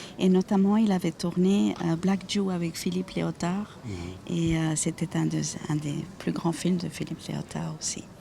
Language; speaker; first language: French; non-native, fluent; Spanish